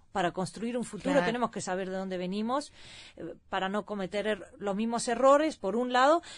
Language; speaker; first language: Spanish; early bilingual, heritage; Swedish